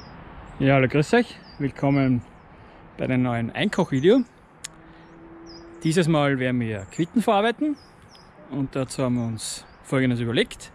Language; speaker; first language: German; native; German